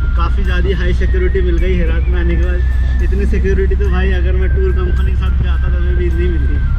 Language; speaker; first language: Hindi; native; Hindi